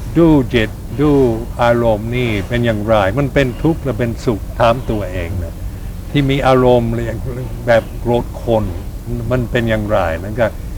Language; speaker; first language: Thai; non-native, fluent; English